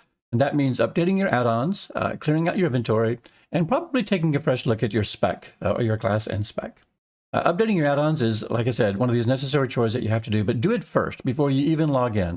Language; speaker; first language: English; native; English